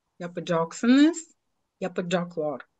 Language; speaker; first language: Turkish; non-native, fluent; Ukrainian